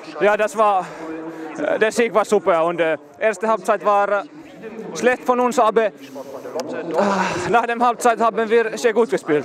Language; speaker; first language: German; non-native, learner; Finnish